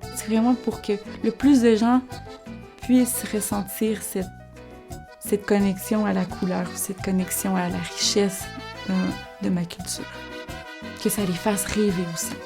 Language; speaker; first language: French; early bilingual, other home language; Spanish